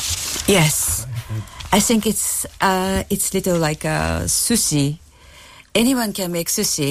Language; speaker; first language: English; non-native, fluent; Japanese